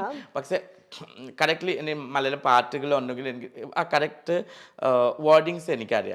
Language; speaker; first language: Malayalam; non-native, fluent; Assamese